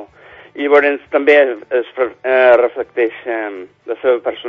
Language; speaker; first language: Catalan; non-native, fluent; English